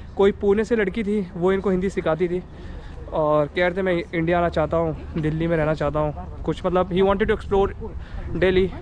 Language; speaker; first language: Hindi; native; Hindi